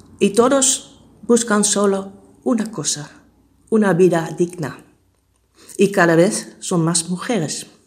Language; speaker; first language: Spanish; non-native, fluent; Dutch